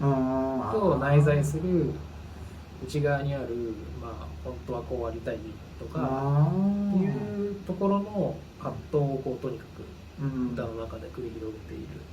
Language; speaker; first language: Japanese; native; Japanese